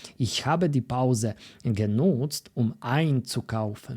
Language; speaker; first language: German; non-native, fluent; Polish